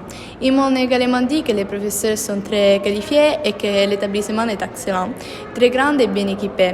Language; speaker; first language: French; non-native, learner; Italian